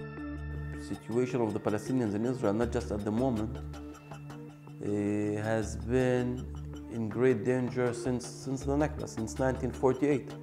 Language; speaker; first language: English; non-native, local second language; Arabic